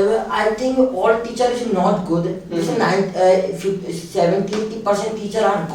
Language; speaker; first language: English; non-native, learner; Hindi